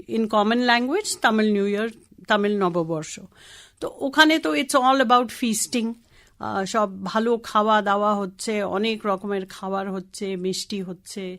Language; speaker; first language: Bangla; non-native, local second language; Tamil